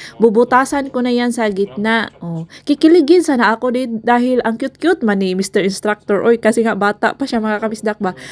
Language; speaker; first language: Filipino; non-native, local second language; Cebuano